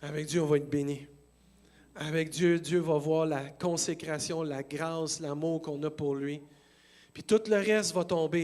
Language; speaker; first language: French; native; French